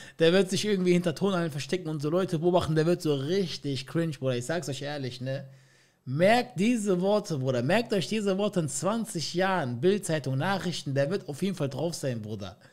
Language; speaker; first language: German; early bilingual, other home language; Turkish